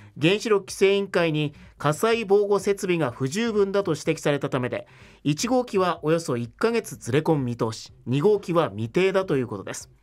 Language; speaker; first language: Japanese; native; Japanese